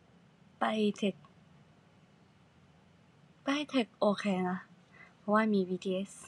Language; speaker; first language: Thai; non-native, learner; Japanese